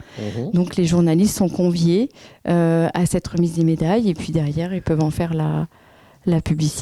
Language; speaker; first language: French; native; French